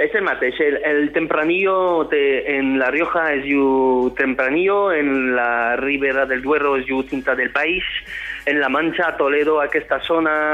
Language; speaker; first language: Catalan; non-native, fluent; French